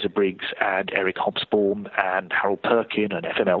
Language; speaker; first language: English; native; English